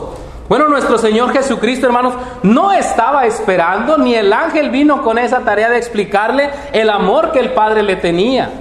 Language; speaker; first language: Spanish; native; Spanish